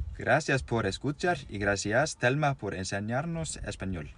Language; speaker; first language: Spanish; non-native, learner; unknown